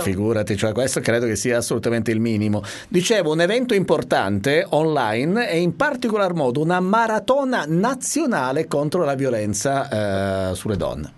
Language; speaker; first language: Italian; native; Italian